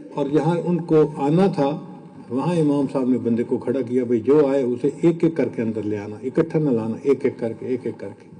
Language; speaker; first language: Urdu; non-native, local second language; Punjabi